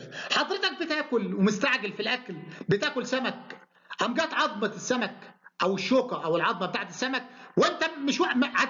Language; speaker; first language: Arabic; native; Arabic